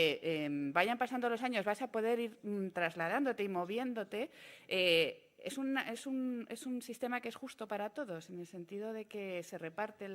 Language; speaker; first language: Spanish; native; Spanish